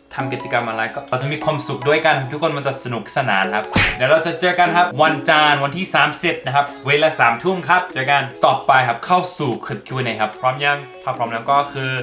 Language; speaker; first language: Thai; non-native, fluent; English